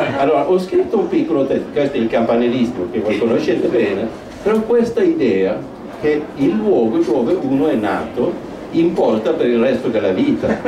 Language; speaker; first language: Italian; non-native, fluent; Swedish